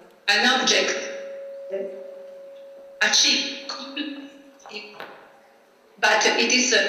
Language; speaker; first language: English; non-native, learner; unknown